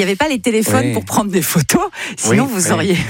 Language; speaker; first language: French; native; French